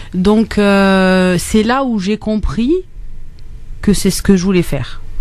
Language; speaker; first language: French; non-native, local second language; Arabic